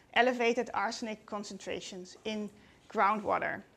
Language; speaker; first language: English; non-native, fluent; Dutch